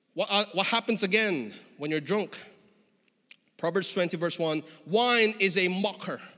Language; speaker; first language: English; non-native, local second language; Filipino